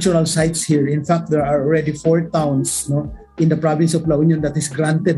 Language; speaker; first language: English; non-native, local second language; Iloko